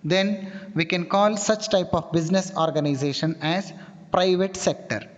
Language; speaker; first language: English; non-native, local second language; Kannada